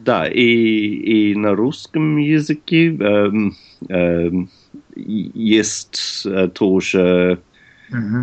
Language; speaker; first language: Russian; non-native, learner; English